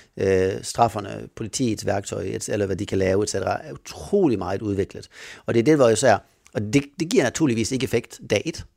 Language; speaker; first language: Danish; native; Danish